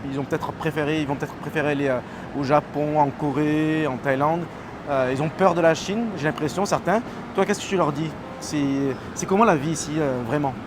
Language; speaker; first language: French; native; French